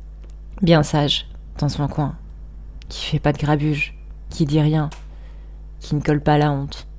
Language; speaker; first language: French; native; French